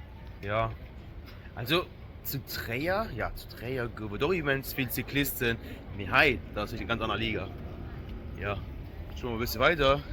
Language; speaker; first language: German; non-native, local second language; Luxembourgish